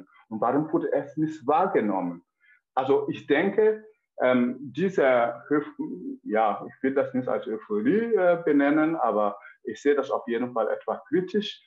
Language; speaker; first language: German; non-native, fluent; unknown